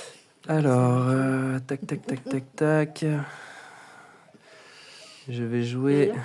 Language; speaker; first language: French; native; French